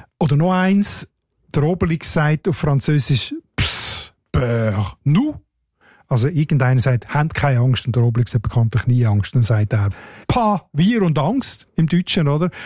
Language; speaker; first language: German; native; German